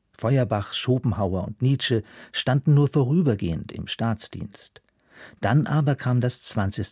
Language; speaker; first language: German; native; German